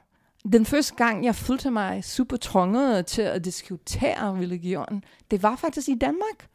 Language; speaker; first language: Danish; non-native, fluent; English